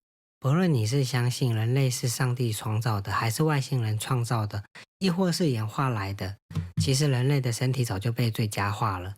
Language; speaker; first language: Chinese; native; Chinese